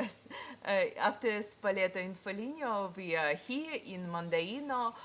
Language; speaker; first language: English; non-native, learner; Ukrainian